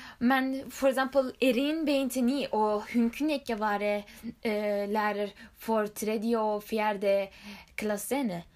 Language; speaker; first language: Norwegian; non-native, learner; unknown